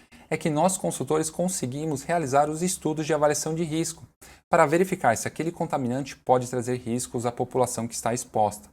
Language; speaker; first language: Portuguese; native; Portuguese